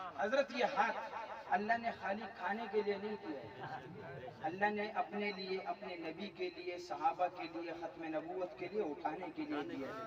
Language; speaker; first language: Urdu; non-native, local second language; Pashto